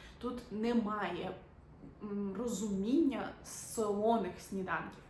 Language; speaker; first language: Ukrainian; native; Ukrainian